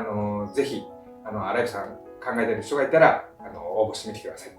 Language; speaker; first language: Japanese; native; Japanese